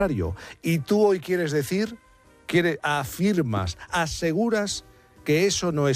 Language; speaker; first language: Spanish; native; Spanish